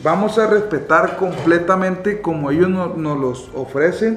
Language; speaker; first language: Spanish; native; Spanish